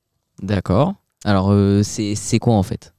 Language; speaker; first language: French; native; French